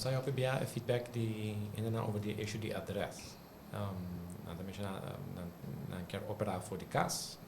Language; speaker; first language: Dutch; non-native, local second language; Papiamento